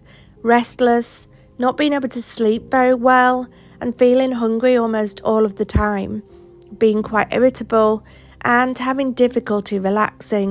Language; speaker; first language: English; native; English